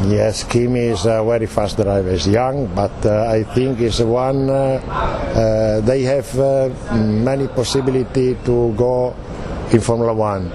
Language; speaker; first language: English; non-native, learner; Italian